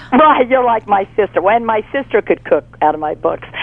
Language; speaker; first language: English; native; English